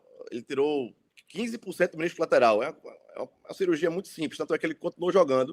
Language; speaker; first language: Portuguese; native; Portuguese